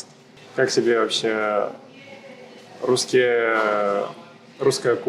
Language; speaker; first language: Russian; native; Russian